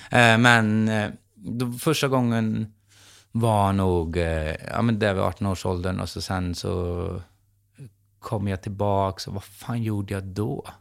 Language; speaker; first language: Swedish; native; Swedish